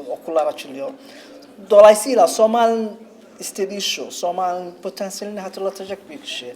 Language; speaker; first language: Turkish; non-native, fluent; Somali